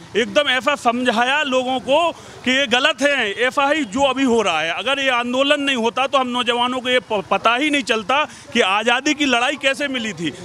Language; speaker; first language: Hindi; native; Hindi